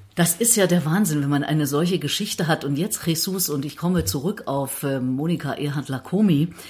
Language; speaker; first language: German; native; German